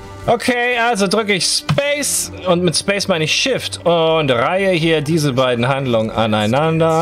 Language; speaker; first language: German; native; German